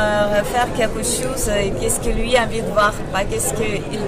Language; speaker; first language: French; non-native, fluent; Russian